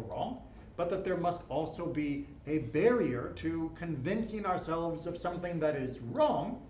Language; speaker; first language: English; native; English